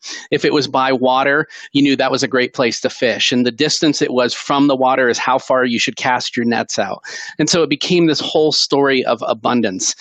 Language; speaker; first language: English; native; English